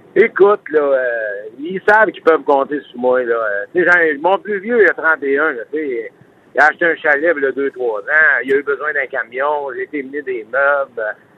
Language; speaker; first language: French; native; French